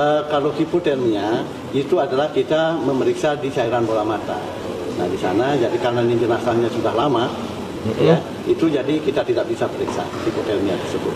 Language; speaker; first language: Indonesian; native; Indonesian